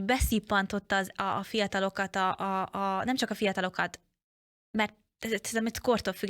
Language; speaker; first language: Hungarian; native; Hungarian